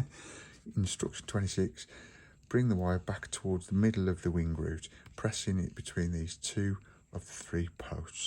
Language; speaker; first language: English; native; English